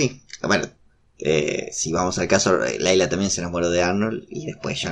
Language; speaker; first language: Spanish; native; Spanish